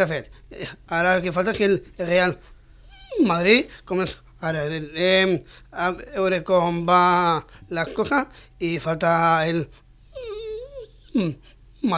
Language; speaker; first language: Catalan; non-native, local second language; Spanish